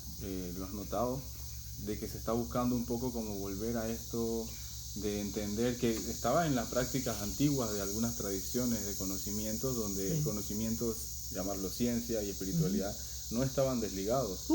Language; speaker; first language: Spanish; native; Spanish